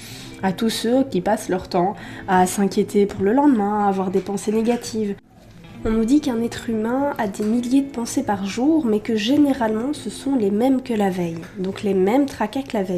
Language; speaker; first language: French; native; French